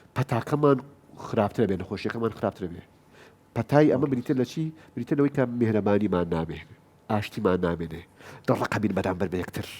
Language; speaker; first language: Central Kurdish; non-native, local second language; Gurani